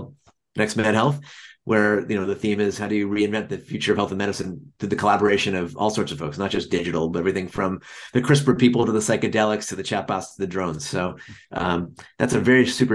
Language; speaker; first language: English; native; English